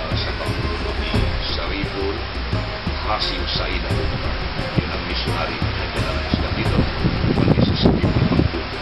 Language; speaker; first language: Filipino; non-native, local second language; Tausug